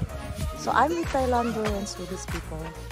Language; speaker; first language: English; non-native, learner; Filipino